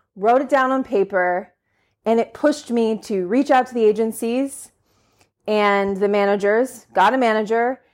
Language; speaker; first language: English; native; English